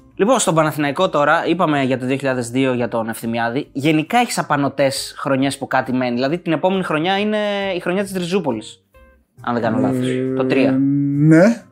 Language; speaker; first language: Greek; native; Greek